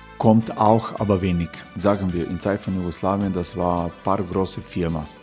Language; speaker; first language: German; non-native, fluent; Croatian